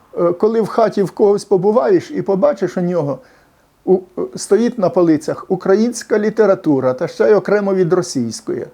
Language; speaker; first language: Ukrainian; native; Ukrainian